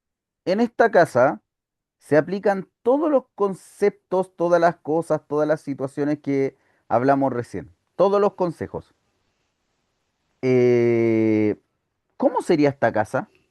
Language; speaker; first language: Spanish; native; Spanish